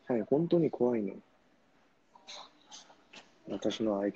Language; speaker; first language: Japanese; non-native, learner; Korean